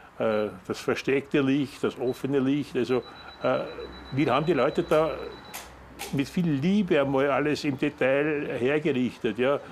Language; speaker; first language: German; native; German